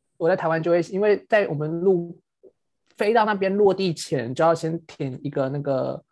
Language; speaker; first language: Chinese; native; Chinese